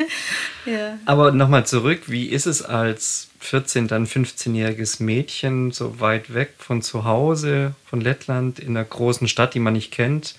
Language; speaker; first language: German; native; German